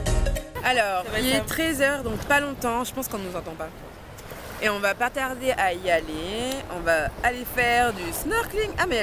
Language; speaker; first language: French; native; French